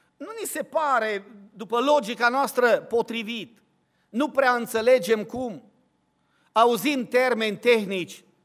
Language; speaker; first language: Romanian; native; Romanian